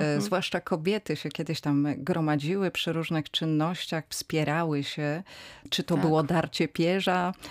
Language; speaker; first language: Polish; native; Polish